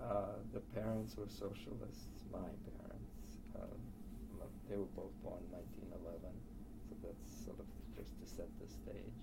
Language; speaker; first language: English; early bilingual, other home language; Polish